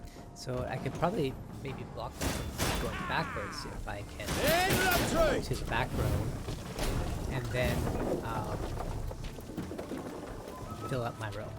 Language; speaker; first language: English; native; English